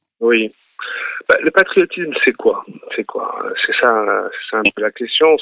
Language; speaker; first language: French; early bilingual, other home language; Arabic